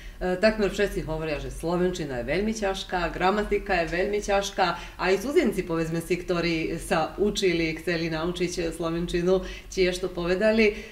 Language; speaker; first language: Slovak; native; Slovak